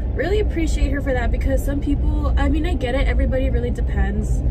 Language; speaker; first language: English; early bilingual, other home language; Spanish